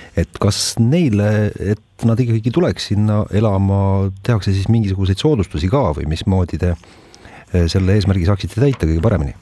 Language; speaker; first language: Estonian; native; Estonian